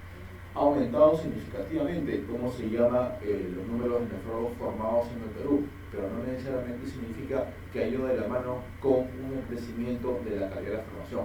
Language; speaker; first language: Spanish; native; Spanish